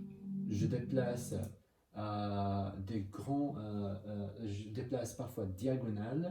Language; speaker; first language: French; non-native, learner; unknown